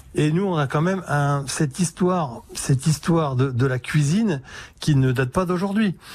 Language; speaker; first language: French; native; French